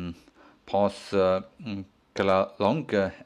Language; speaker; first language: French; non-native, learner; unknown